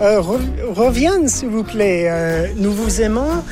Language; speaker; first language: French; non-native, fluent; English